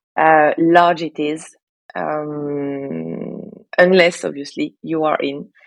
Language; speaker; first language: English; non-native, fluent; French